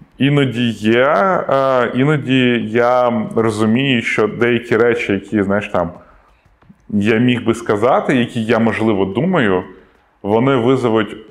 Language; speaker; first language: Ukrainian; non-native, local second language; Russian